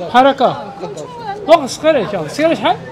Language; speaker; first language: Arabic; non-native, learner; Korean